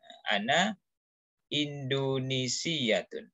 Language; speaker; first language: Arabic; non-native, fluent; Indonesian